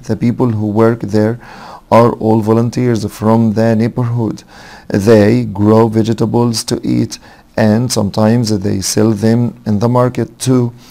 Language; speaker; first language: English; non-native, fluent; Arabic